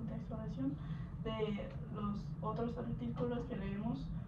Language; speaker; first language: Spanish; non-native, learner; English